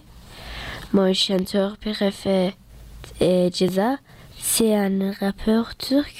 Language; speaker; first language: French; early bilingual, other home language; Turkish